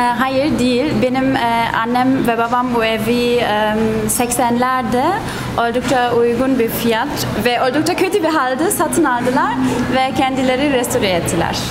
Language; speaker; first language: Turkish; non-native, fluent; German